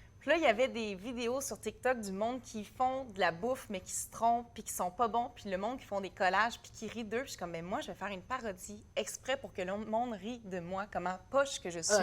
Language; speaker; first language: French; native; French